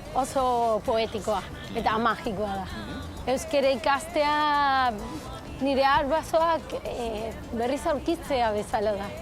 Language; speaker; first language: Basque; non-native, learner; Spanish